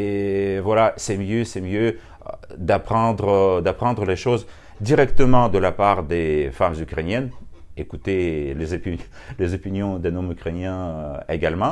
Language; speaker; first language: French; non-native, fluent; Russian